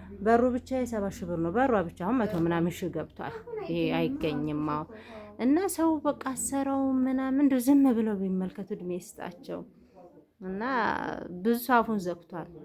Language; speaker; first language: Amharic; native; Amharic